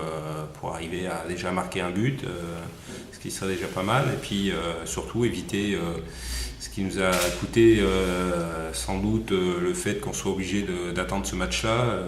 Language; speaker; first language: French; native; French